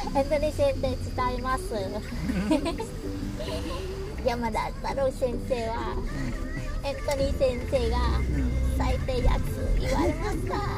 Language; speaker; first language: Japanese; non-native, learner; Vietnamese